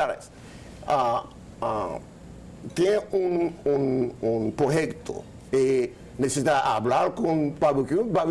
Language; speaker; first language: Spanish; non-native, learner; Haitian Creole